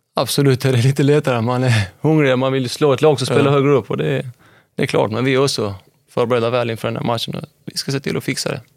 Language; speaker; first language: Swedish; early bilingual, other home language; Albanian